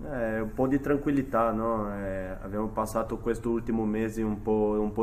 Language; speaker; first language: Italian; non-native, fluent; Portuguese